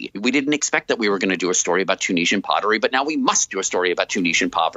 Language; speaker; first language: English; native; English